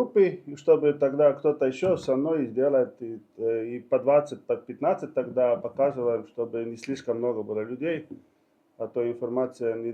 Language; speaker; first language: Russian; non-native, learner; Estonian